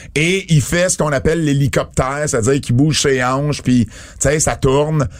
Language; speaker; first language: French; native; French